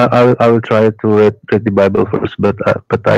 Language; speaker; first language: English; non-native, learner; Indonesian